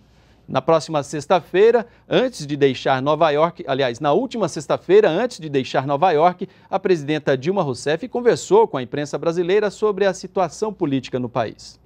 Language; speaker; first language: Portuguese; native; Portuguese